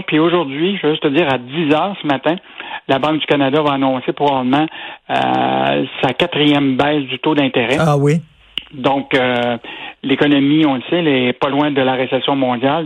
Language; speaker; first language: French; native; French